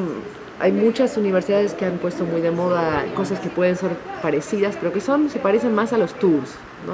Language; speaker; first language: Spanish; native; Spanish